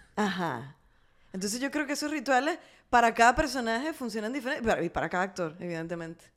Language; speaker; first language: Spanish; native; Spanish